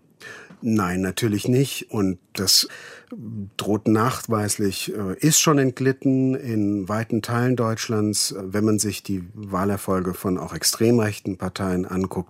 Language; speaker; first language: German; native; German